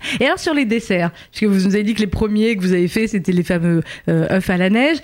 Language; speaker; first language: French; native; French